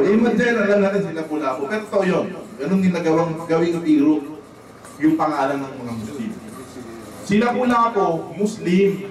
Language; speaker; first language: Filipino; non-native, local second language; Waray